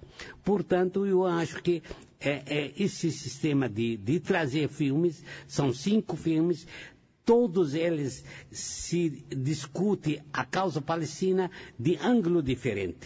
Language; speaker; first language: Portuguese; non-native, fluent; Arabic